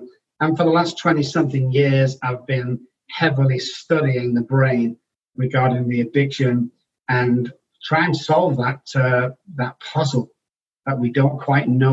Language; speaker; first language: English; native; English